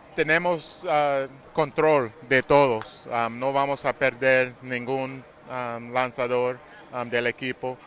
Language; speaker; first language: Spanish; non-native, learner; English